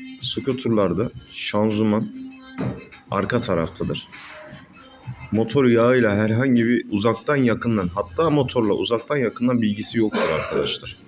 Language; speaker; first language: Turkish; native; Turkish